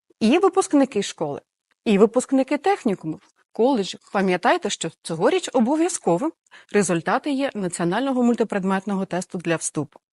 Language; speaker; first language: Ukrainian; native; Ukrainian